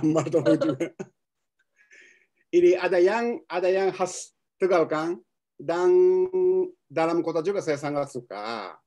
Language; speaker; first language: Indonesian; non-native, fluent; Japanese